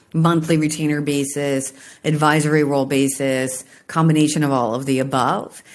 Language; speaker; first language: English; native; English